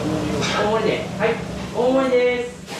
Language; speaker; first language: Japanese; native; Japanese